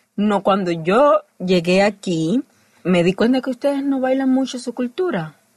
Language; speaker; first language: Spanish; native; Spanish